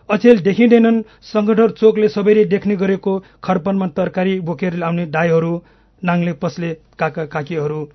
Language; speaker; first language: Nepali; non-native, local second language; Newari